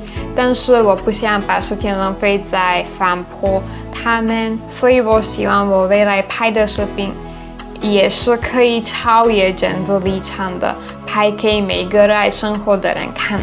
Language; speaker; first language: Chinese; non-native, fluent; Slovak